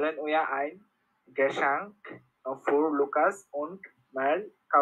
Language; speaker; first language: German; non-native, learner; Bangla